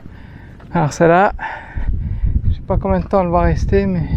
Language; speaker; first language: French; native; French